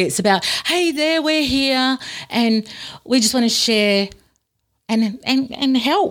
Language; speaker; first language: English; native; English